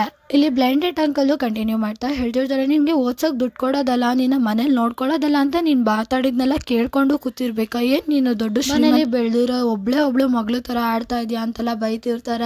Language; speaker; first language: Kannada; native; Kannada